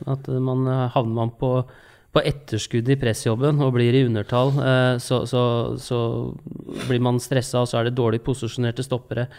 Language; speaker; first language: Norwegian; native; Norwegian